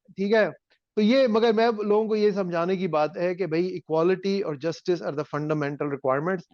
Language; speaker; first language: Urdu; native; Urdu